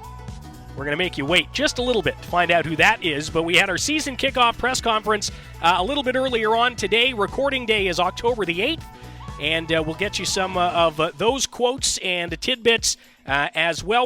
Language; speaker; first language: English; native; English